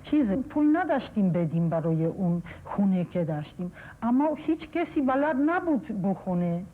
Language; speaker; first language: Persian; non-native, fluent; Polish